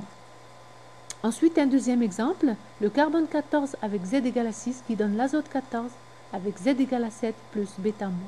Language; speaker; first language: French; non-native, local second language; Arabic